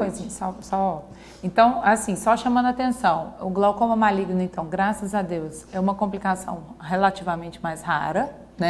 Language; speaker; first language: Portuguese; native; Portuguese